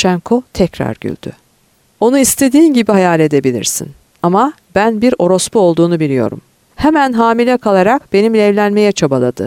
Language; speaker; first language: Turkish; native; Turkish